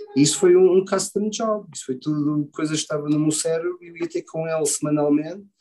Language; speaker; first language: Portuguese; early bilingual, heritage; Portuguese